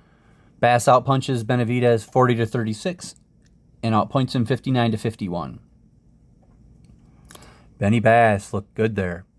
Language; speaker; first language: English; native; English